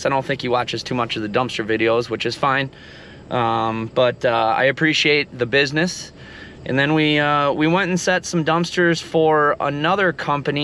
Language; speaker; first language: English; native; English